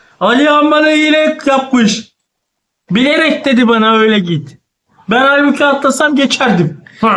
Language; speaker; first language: Turkish; native; Turkish